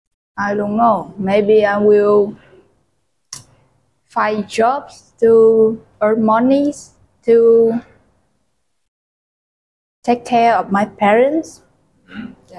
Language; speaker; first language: English; non-native, learner; Vietnamese